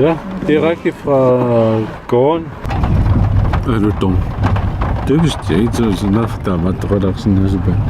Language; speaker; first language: Danish; non-native, local second language; Kalaallisut